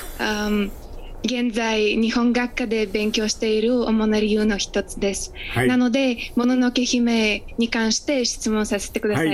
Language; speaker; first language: Japanese; non-native, fluent; Bulgarian